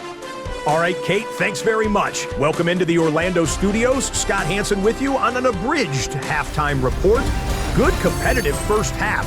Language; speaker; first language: English; native; English